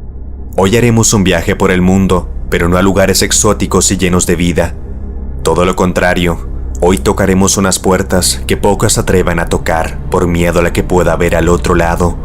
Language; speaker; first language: Spanish; native; Spanish